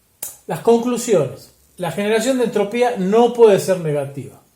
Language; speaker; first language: Spanish; native; Spanish